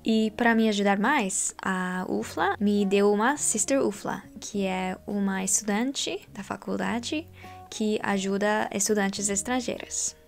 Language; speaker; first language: Portuguese; non-native, learner; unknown